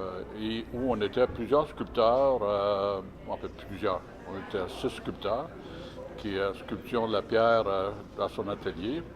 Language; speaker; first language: French; native; French